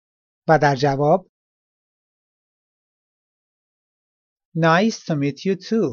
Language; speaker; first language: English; non-native, learner; Persian